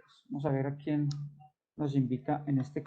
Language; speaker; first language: Spanish; native; Spanish